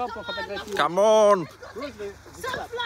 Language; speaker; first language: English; non-native, learner; Russian